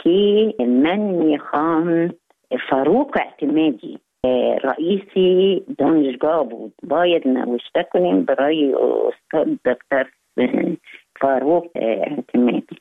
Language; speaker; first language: Persian; non-native, fluent; Arabic